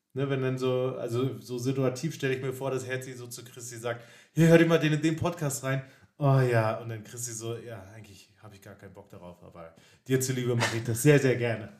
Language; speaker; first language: German; native; German